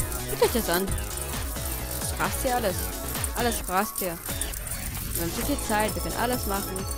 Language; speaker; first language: German; native; German